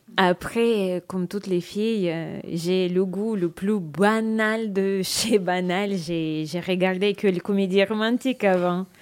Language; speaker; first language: French; non-native, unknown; Russian